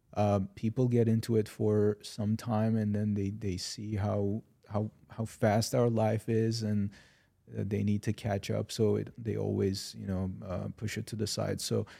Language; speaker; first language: English; non-native, fluent; Arabic